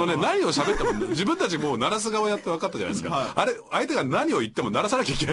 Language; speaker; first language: Japanese; native; Japanese